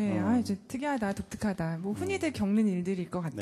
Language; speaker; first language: Korean; native; Korean